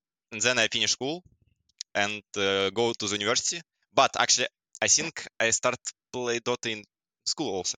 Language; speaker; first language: English; non-native, learner; Russian